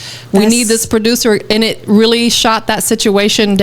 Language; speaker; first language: English; native; English